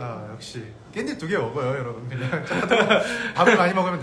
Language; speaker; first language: Korean; native; Korean